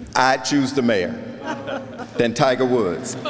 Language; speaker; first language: English; native; English